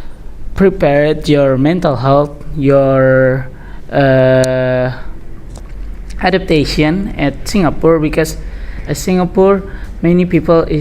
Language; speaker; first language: English; non-native, learner; Indonesian